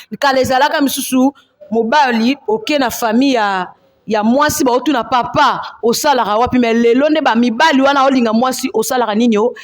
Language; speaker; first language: Lingala; non-native, local second language; Swahili